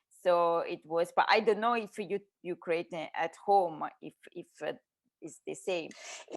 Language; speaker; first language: English; non-native, learner; Italian